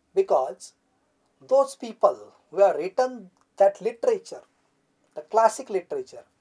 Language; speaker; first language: English; non-native, local second language; Marathi